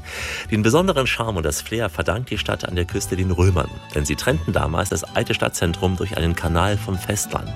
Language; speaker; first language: German; native; German